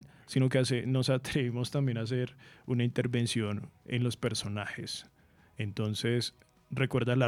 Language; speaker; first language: Spanish; native; Spanish